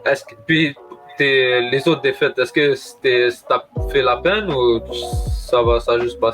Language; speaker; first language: French; native; French